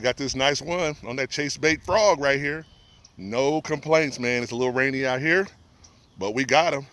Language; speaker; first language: English; native; English